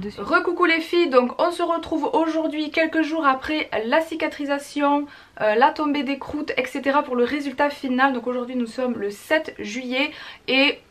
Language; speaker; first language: French; native; French